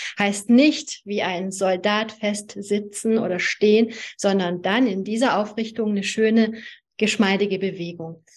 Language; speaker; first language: German; early bilingual, other home language; Hungarian